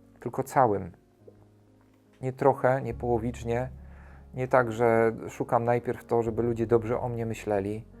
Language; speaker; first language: Polish; native; Polish